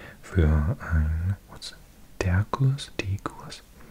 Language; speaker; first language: German; non-native, learner; English